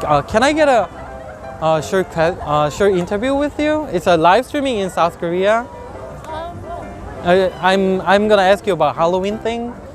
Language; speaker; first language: English; non-native, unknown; Korean